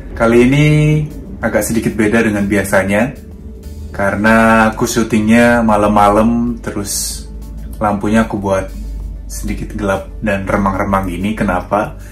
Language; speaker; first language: Indonesian; native; Indonesian